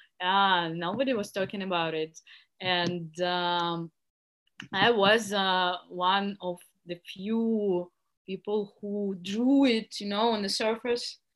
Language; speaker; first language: English; non-native, fluent; Russian